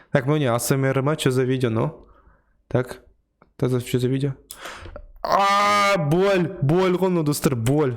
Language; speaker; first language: Russian; non-native, local second language; Kazakh